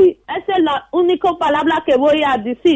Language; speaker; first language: Spanish; non-native, learner; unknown